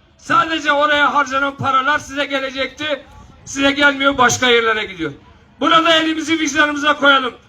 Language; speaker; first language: Turkish; non-native, local second language; Kurdish